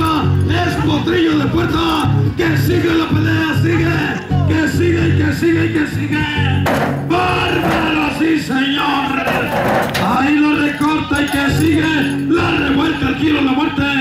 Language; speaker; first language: Spanish; native; Spanish